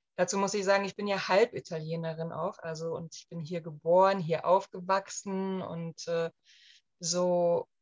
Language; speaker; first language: German; native; German